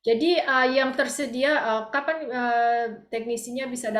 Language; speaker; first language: Indonesian; native; Indonesian